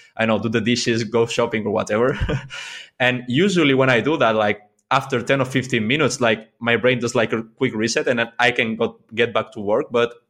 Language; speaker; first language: English; non-native, fluent; Spanish